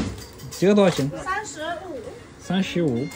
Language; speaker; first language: Chinese; non-native, learner; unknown